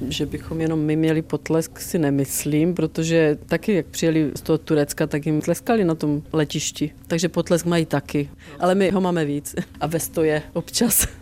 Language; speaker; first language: Czech; native; Czech